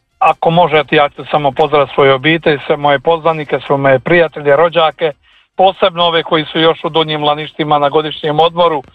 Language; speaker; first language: Croatian; native; Croatian